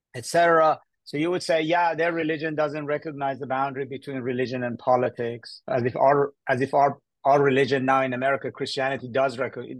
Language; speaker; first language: English; early bilingual, other home language; Persian